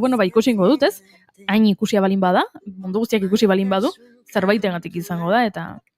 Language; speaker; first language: Basque; native; Basque